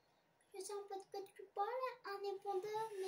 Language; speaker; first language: French; native; French